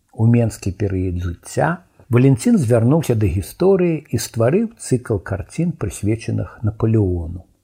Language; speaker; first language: Belarusian; native; Belarusian